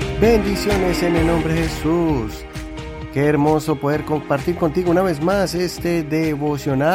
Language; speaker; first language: Spanish; native; Spanish